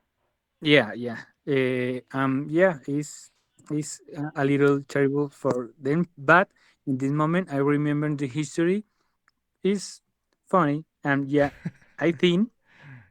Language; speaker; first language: English; non-native, learner; Spanish